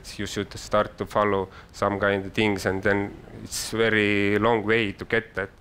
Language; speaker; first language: English; non-native, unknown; Estonian